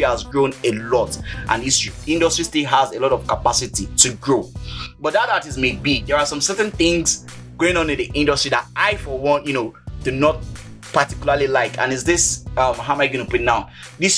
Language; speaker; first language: English; non-native, local second language; Yoruba